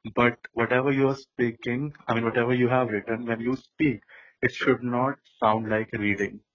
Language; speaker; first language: English; non-native, local second language; Hindi